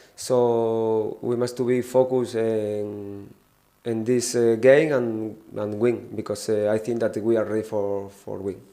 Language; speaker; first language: English; non-native, learner; Spanish